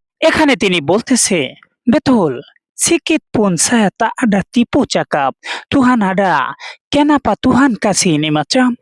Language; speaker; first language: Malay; non-native, fluent; Bangla